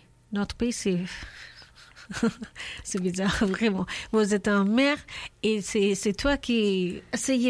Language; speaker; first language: French; non-native, learner; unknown